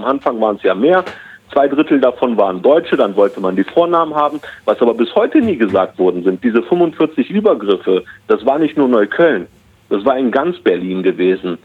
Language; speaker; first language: German; early bilingual, other home language; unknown